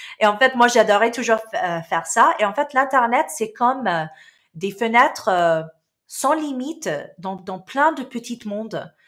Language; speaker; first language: French; non-native, local second language; Arabic